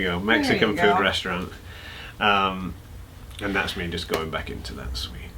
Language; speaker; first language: English; native; English